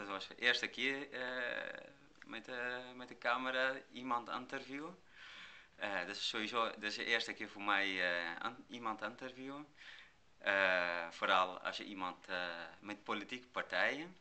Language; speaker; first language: Dutch; non-native, learner; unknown